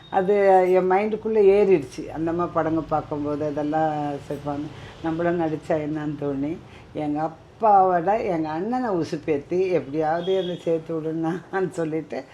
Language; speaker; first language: Tamil; non-native, local second language; Telugu